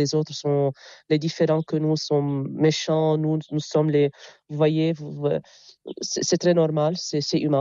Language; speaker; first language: French; non-native, local second language; Arabic